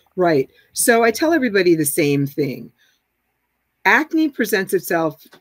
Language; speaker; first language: English; native; English